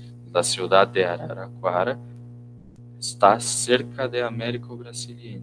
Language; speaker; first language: Spanish; non-native, fluent; Portuguese